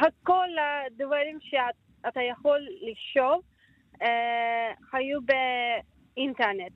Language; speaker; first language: Hebrew; non-native, learner; Turkish